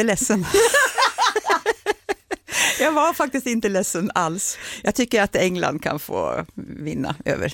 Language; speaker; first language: Swedish; native; Swedish